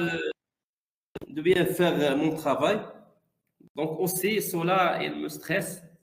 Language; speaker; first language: French; non-native, learner; Arabic